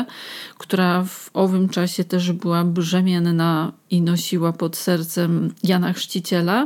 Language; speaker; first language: Polish; native; Polish